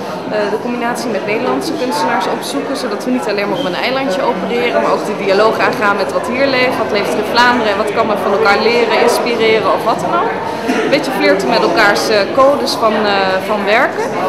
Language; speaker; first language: Dutch; native; Dutch